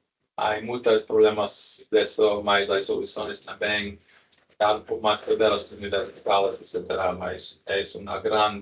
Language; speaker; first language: Spanish; non-native, learner; English